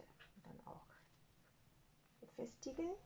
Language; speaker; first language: German; non-native, learner; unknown